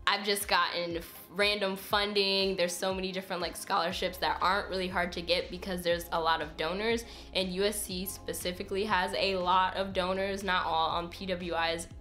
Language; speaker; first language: English; native; English